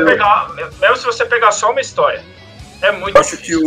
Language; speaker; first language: Portuguese; native; Portuguese